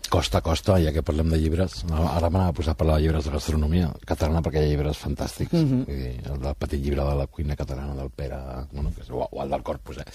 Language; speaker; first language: Catalan; non-native, local second language; Spanish